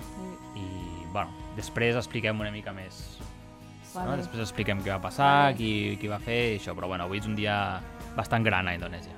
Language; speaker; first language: Catalan; native; Catalan